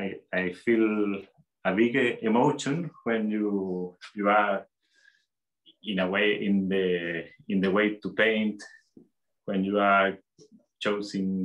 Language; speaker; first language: English; non-native, fluent; Spanish